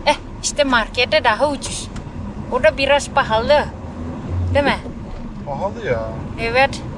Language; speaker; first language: Turkish; non-native, learner; Indonesian